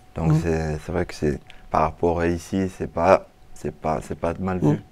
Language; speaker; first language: French; non-native, local second language; Mossi